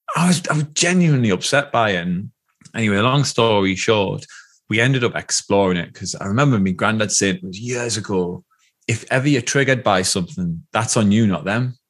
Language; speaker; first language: English; native; English